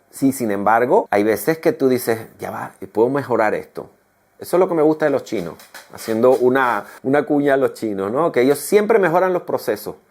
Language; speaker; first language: Spanish; native; Spanish